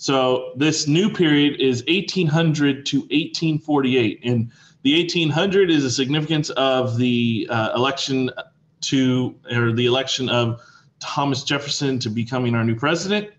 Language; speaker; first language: English; native; English